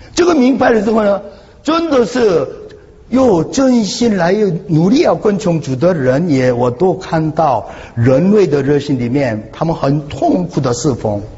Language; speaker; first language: Chinese; non-native, fluent; Korean